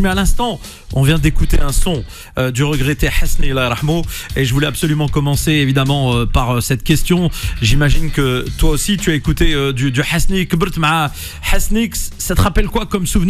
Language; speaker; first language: French; native; French